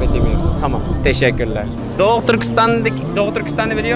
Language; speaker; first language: Turkish; non-native, fluent; Uyghur